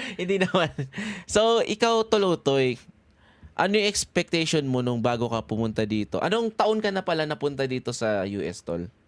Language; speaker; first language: Filipino; native; Filipino